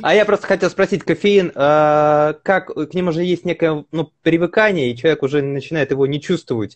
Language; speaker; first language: Russian; native; Russian